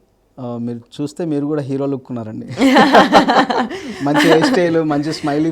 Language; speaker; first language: Telugu; native; Telugu